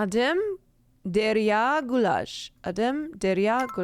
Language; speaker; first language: Turkish; non-native, learner; English